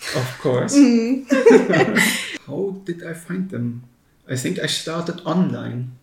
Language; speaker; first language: English; non-native, fluent; German